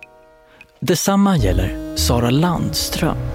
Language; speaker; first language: Swedish; native; Swedish